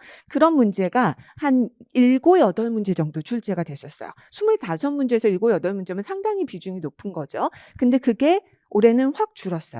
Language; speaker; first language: Korean; native; Korean